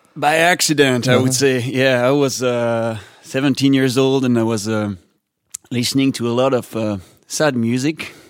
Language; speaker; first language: English; non-native, fluent; French